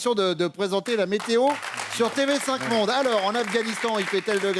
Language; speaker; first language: French; native; French